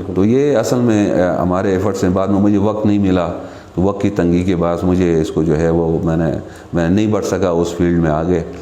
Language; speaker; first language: Urdu; non-native, local second language; Shina